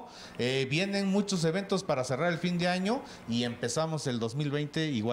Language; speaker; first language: Spanish; native; Spanish